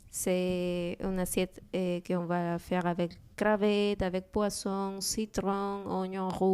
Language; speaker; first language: French; non-native, learner; Spanish